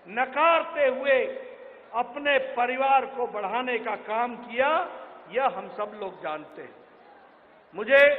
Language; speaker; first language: Hindi; native; Hindi